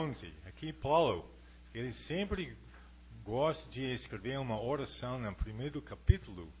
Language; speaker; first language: Portuguese; non-native, fluent; English